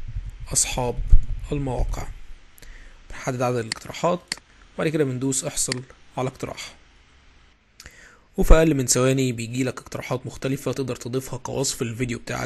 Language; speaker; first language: Arabic; native; Arabic